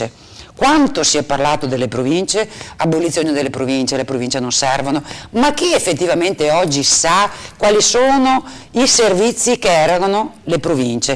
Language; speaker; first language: Italian; native; Italian